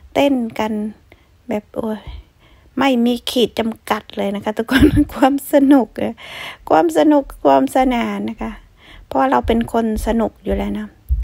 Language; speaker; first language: Thai; native; Thai